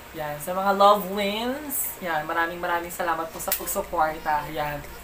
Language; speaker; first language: Filipino; native; Filipino